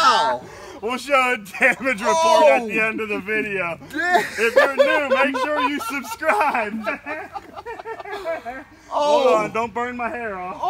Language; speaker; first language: English; native; English